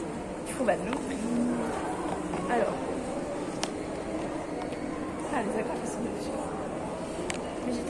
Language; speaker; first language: French; native; French